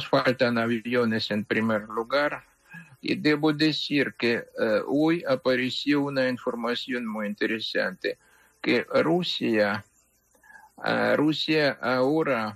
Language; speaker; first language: Spanish; non-native, fluent; Ukrainian